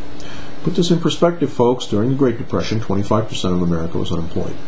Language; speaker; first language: English; native; English